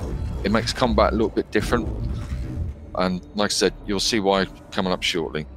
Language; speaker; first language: English; native; English